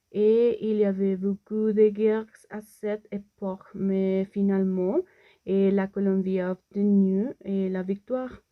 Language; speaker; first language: French; non-native, learner; Spanish